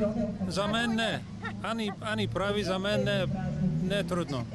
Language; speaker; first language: Bulgarian; non-native, learner; English